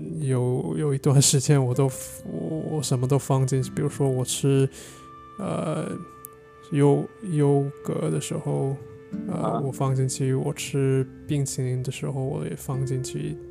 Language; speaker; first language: Chinese; non-native, learner; English